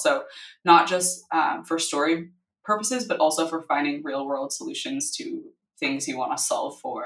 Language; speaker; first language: English; native; English